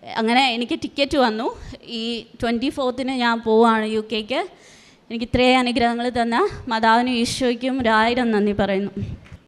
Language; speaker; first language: Malayalam; native; Malayalam